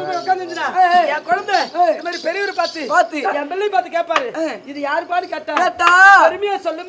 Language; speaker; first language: Tamil; native; Tamil